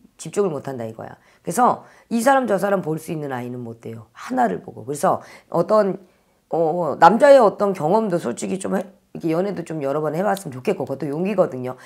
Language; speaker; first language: Korean; native; Korean